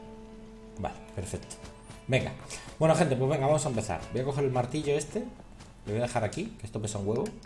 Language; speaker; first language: Spanish; native; Spanish